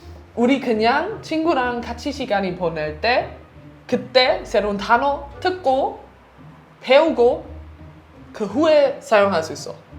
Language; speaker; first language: Korean; non-native, learner; German